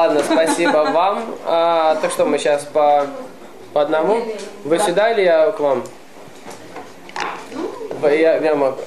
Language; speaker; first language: Russian; early bilingual, heritage; Russian